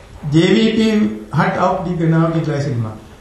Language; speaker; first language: German; non-native, learner; Tamil